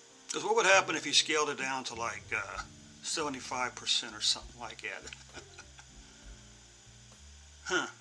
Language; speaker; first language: English; native; English